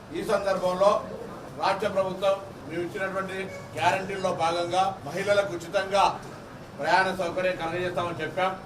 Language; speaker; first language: Telugu; native; Telugu